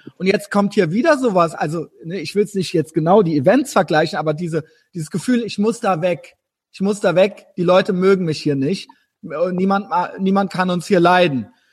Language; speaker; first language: German; native; German